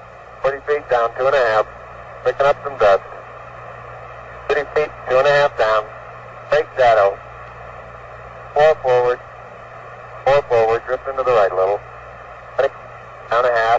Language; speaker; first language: English; native; English